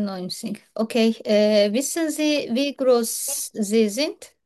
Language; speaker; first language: German; non-native, learner; Turkish